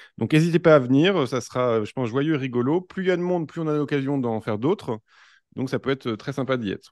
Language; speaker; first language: French; native; French